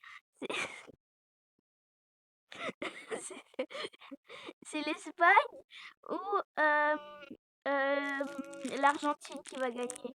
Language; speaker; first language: French; native; French